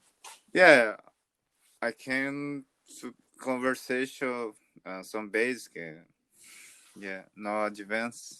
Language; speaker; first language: English; non-native, learner; Portuguese